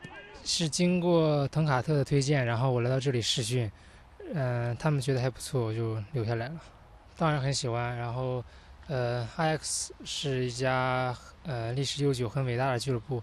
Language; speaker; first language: Dutch; non-native, learner; Chinese